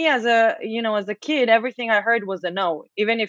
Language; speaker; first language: English; non-native, fluent; Hebrew